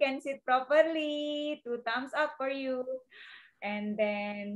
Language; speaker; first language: English; non-native, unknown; Indonesian